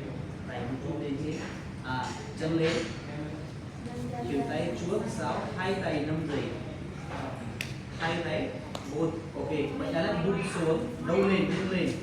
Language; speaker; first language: Vietnamese; non-native, learner; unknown